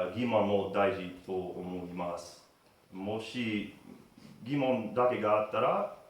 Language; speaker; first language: Japanese; non-native, learner; English